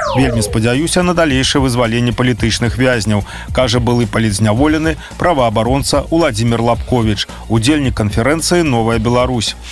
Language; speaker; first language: Belarusian; native; Belarusian